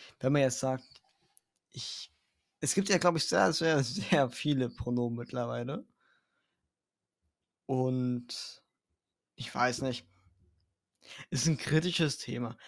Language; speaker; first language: German; native; German